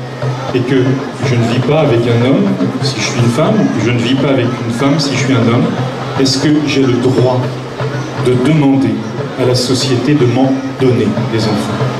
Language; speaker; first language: French; native; French